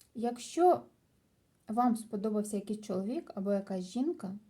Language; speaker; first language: Ukrainian; native; Ukrainian